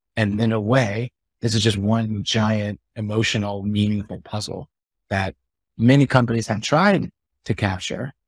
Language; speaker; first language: English; native; English